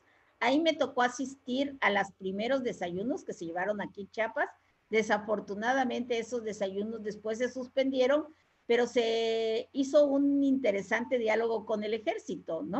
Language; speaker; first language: Spanish; native; Spanish